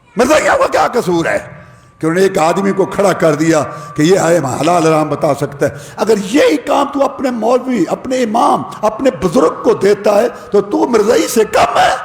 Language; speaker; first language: Urdu; non-native, local second language; Punjabi